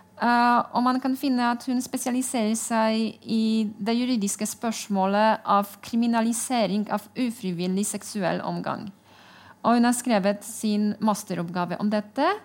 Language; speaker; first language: Norwegian; non-native, fluent; Polish